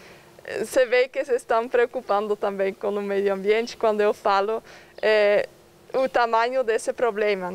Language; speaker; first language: Portuguese; non-native, fluent; Dutch